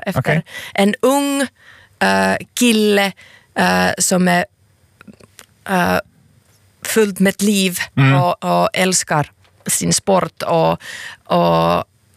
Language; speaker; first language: Swedish; non-native, local second language; Finnish